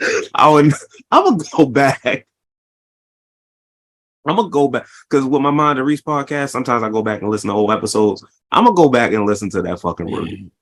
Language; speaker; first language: English; native; English